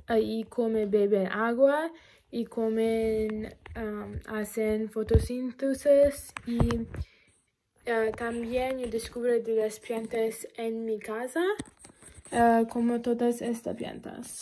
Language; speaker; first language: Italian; non-native, learner; English